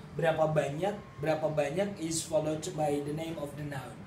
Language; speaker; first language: English; non-native, fluent; Indonesian